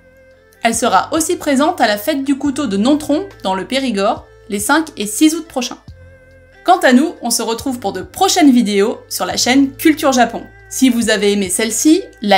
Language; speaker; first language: French; native; French